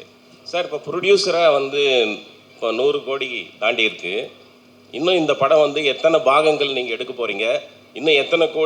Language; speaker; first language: Tamil; native; Tamil